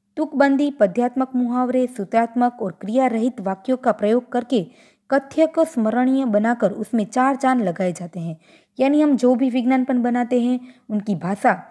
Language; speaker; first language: Hindi; non-native, local second language; Gujarati